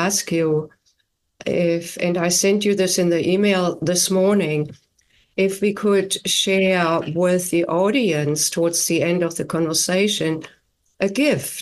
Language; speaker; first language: English; non-native, fluent; German